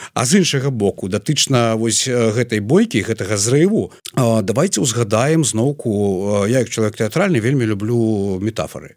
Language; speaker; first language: Belarusian; native; Belarusian